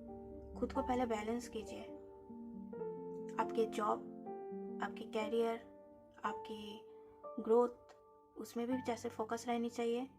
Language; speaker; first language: Hindi; native; Hindi